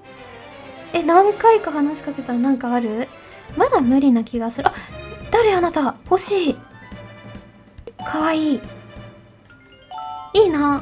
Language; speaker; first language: Japanese; native; Japanese